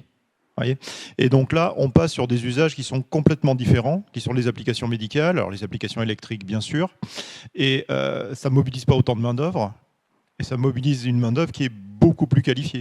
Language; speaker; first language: French; native; French